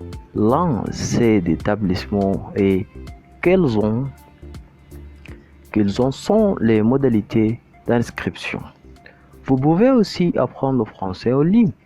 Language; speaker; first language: French; non-native, fluent; Arabic